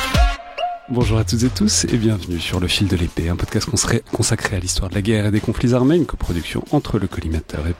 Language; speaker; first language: French; native; French